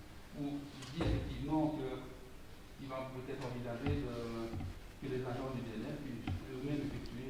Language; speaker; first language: French; native; French